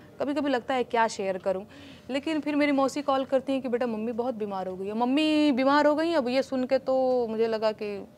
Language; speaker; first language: Hindi; non-native, local second language; Bhojpuri